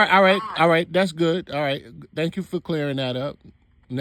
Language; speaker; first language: English; native; English